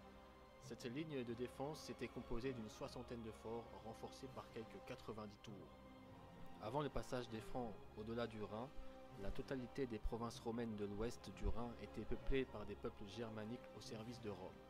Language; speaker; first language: French; native; French